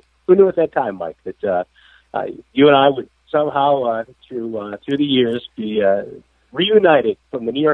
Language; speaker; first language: English; native; English